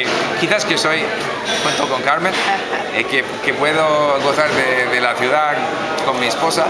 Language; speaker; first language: Spanish; non-native, fluent; English